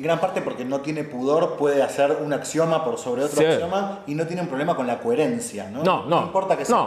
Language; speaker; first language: Spanish; native; Spanish